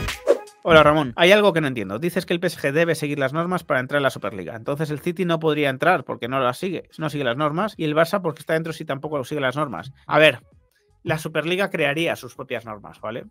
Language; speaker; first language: Spanish; native; Spanish